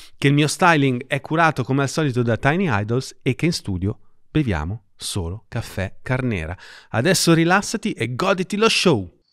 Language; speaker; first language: Italian; native; Italian